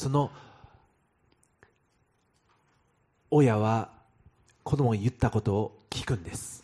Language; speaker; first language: Japanese; non-native, fluent; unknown